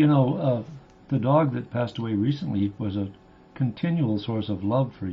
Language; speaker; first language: English; native; English